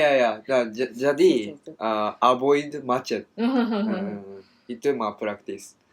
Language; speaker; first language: Indonesian; non-native, learner; Japanese